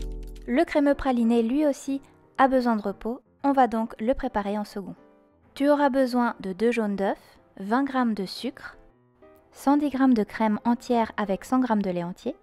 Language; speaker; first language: French; native; French